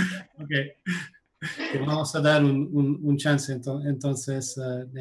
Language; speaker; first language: Spanish; non-native, fluent; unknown